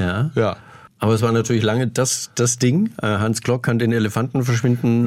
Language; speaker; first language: German; native; German